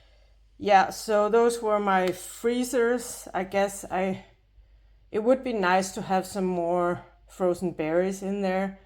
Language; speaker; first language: English; non-native, fluent; Danish